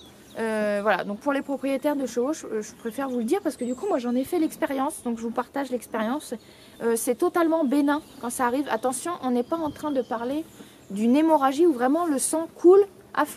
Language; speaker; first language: French; native; French